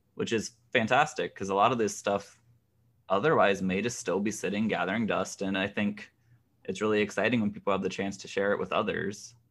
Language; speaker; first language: English; native; English